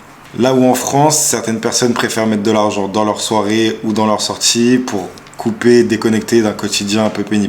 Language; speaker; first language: French; native; French